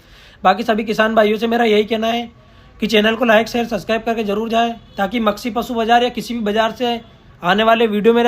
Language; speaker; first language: Hindi; native; Hindi